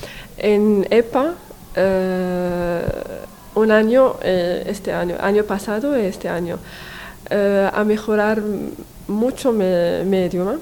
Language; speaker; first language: Spanish; non-native, learner; Arabic